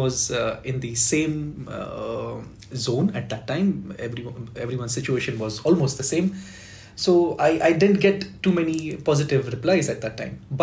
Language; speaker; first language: English; non-native, local second language; Marathi